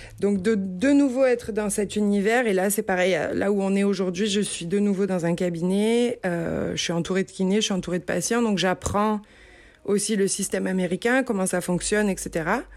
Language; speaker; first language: French; native; French